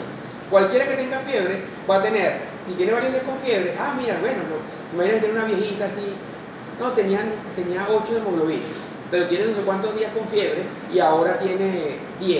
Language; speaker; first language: Spanish; native; Spanish